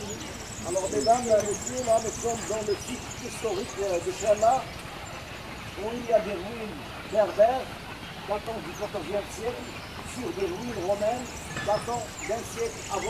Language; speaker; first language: French; non-native, local second language; Arabic